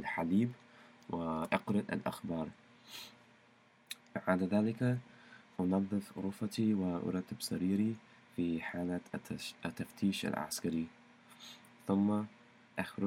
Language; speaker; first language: Arabic; non-native, learner; English